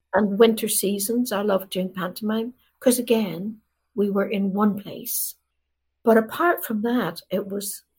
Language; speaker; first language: English; native; English